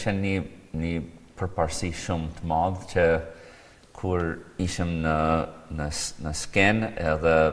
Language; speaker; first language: Albanian; non-native, fluent; English